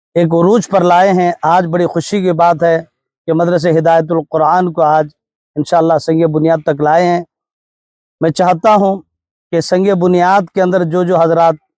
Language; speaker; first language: Urdu; native; Urdu